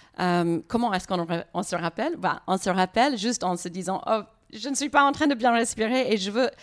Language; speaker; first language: French; non-native, fluent; English